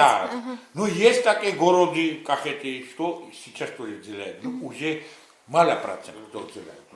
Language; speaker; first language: Russian; non-native, fluent; Georgian